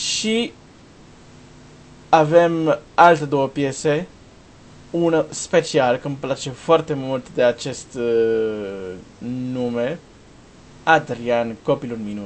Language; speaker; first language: Romanian; non-native, learner; Portuguese